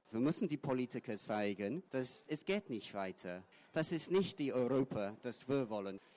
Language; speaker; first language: German; non-native, fluent; English